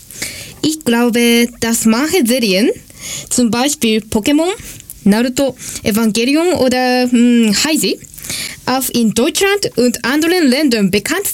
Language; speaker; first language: German; non-native, fluent; Japanese